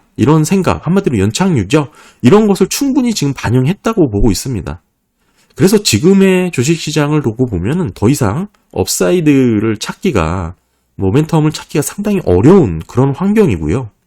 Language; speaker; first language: Korean; native; Korean